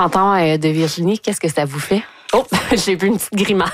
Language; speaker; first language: French; native; French